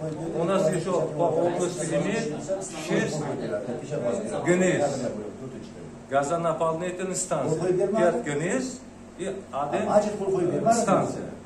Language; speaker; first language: Russian; non-native, local second language; Uzbek